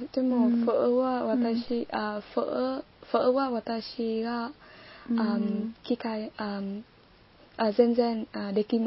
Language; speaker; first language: Japanese; non-native, learner; Vietnamese